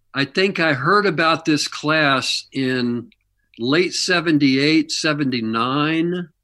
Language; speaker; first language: English; native; English